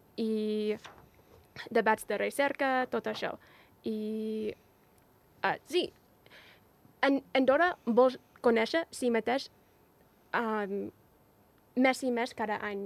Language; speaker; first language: Catalan; non-native, learner; English